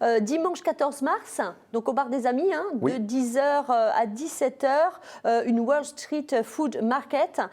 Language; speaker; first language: French; native; French